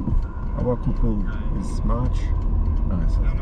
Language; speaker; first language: English; non-native, learner; German